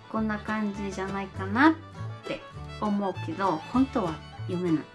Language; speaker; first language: Japanese; non-native, learner; Spanish